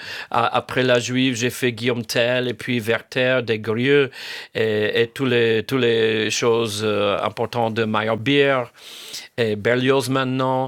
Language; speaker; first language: French; non-native, fluent; English